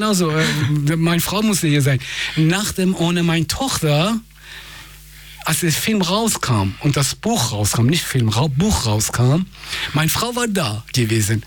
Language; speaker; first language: German; non-native, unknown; Persian